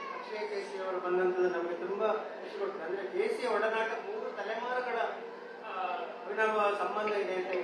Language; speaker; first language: Kannada; native; Kannada